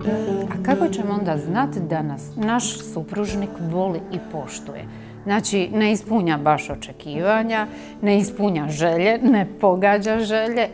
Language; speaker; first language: Croatian; native; Croatian